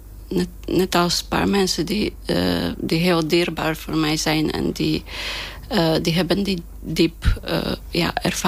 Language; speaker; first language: Dutch; non-native, fluent; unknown